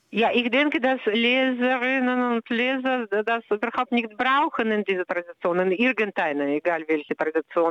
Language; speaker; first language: German; non-native, fluent; Russian